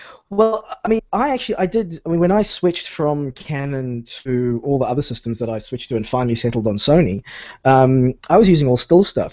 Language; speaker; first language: English; native; English